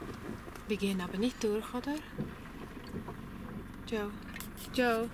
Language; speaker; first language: German; non-native, learner; Swedish